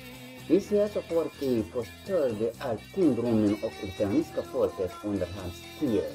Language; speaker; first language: Swedish; non-native, learner; Tigrinya